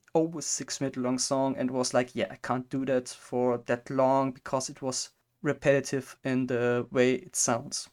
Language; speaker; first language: English; non-native, fluent; German